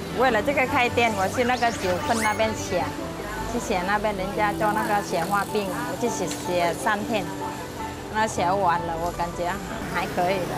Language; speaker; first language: Chinese; non-native, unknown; Vietnamese